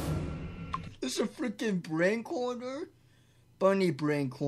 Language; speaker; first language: English; native; English